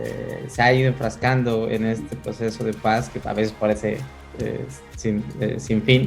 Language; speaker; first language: Spanish; native; Spanish